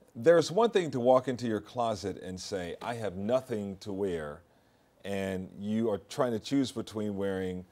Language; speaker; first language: English; native; English